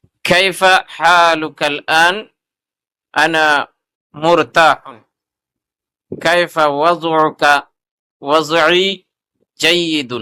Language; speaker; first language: Arabic; non-native, fluent; Urdu